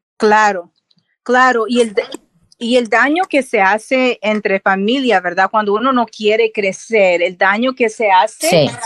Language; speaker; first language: Spanish; early bilingual, heritage; Spanish